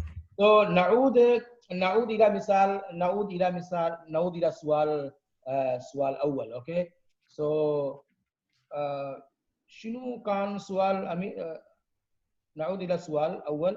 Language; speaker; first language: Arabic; non-native, fluent; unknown